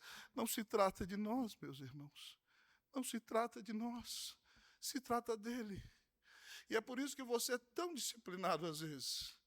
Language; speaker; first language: Portuguese; native; Portuguese